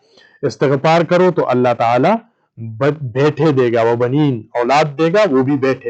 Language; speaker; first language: Urdu; native; Urdu